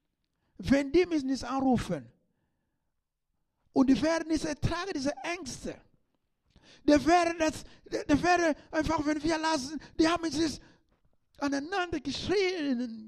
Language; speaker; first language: German; non-native, learner; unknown